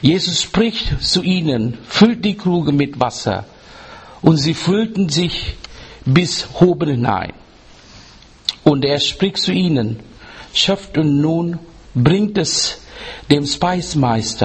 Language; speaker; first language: German; non-native, learner; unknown